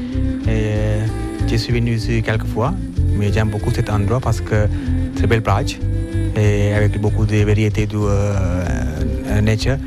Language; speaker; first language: French; non-native, fluent; Sinhala